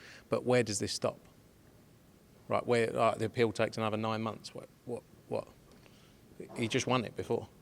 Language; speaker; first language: English; native; English